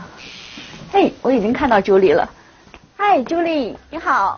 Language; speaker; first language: Chinese; native; Chinese